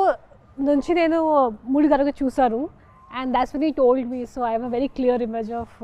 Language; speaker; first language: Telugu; non-native, local second language; Hindi